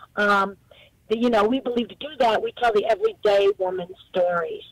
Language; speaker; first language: English; native; English